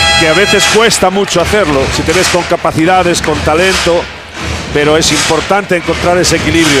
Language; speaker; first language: Spanish; native; Spanish